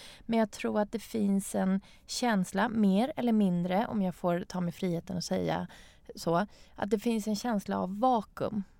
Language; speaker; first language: Swedish; non-native, fluent; Persian